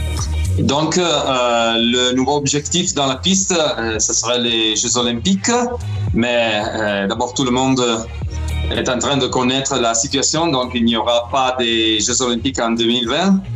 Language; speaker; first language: French; non-native, fluent; Italian